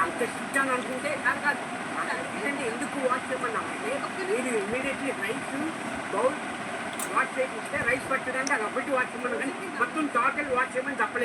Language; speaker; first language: Telugu; native; Telugu